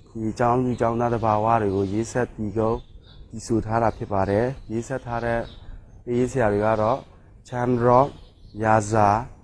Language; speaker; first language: Burmese; non-native, local second language; Mon